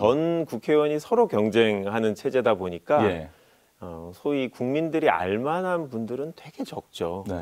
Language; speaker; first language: Korean; native; Korean